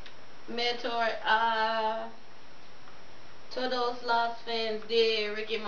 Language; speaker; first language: Spanish; non-native, learner; English